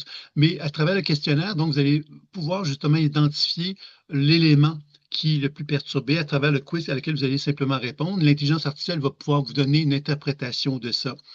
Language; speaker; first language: French; native; French